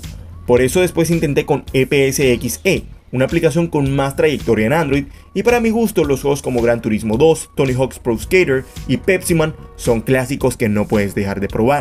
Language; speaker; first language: Spanish; native; Spanish